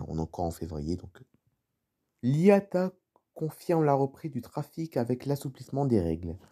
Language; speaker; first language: French; native; French